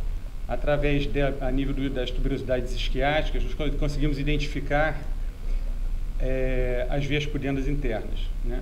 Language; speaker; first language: Portuguese; native; Portuguese